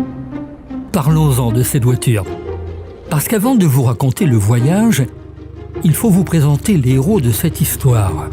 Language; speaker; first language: French; native; French